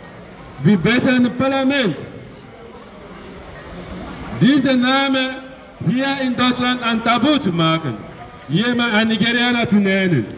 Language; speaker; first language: German; non-native, learner; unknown